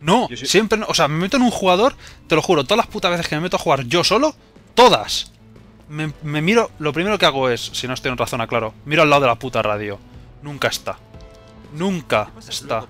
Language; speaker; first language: Spanish; native; Spanish